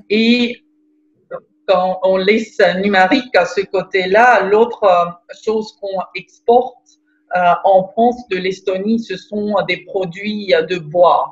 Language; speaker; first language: French; non-native, fluent; Estonian